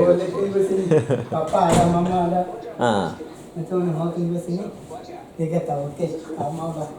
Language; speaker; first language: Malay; non-native, learner; Bangla